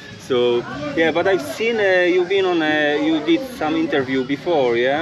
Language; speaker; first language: English; non-native, learner; Polish